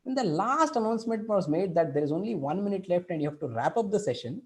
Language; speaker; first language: English; non-native, local second language; Kannada